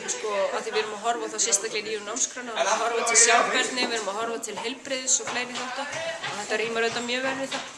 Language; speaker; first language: Icelandic; native; Icelandic